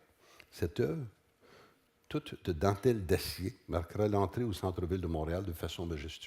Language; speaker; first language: French; native; French